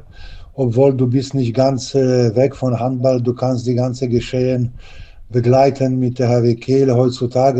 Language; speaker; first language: German; non-native, learner; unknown